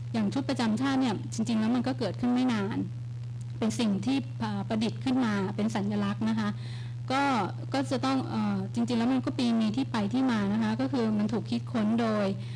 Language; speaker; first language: Thai; native; Thai